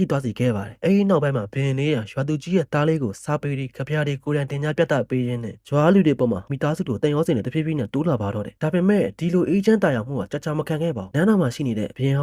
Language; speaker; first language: Burmese; native; Burmese